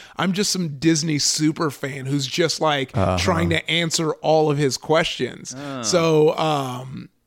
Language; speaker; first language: English; native; English